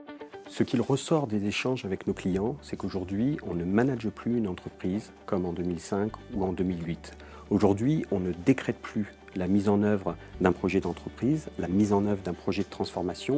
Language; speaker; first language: French; native; French